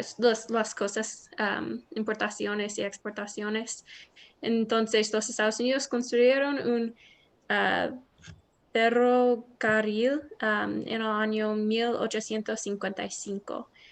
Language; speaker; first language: Spanish; non-native, learner; English